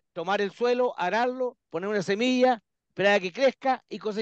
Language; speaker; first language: Spanish; native; Spanish